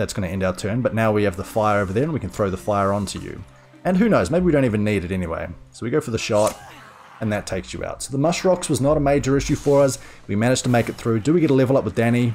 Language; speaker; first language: English; native; English